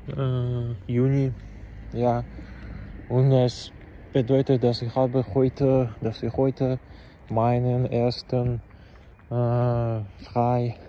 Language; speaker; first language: German; non-native, learner; Czech